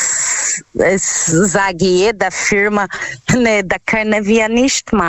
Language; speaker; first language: German; non-native, learner; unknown